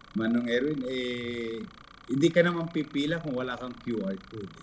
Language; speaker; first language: Filipino; native; Filipino